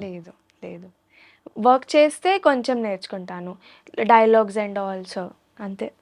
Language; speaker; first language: Telugu; non-native, local second language; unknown